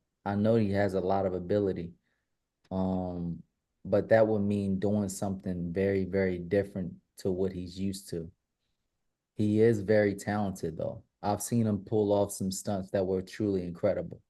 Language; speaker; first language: English; native; English